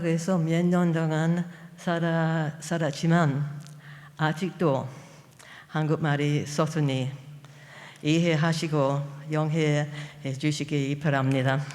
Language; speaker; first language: Korean; non-native, fluent; English